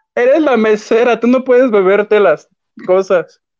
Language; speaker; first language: Spanish; native; Spanish